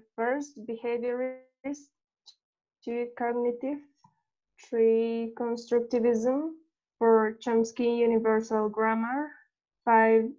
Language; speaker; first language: English; non-native, fluent; Spanish